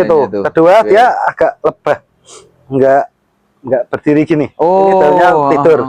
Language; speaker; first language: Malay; non-native, local second language; Javanese